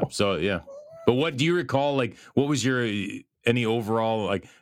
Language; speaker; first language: English; native; English